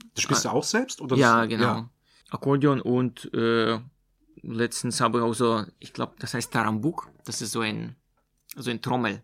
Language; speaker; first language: German; non-native, fluent; Russian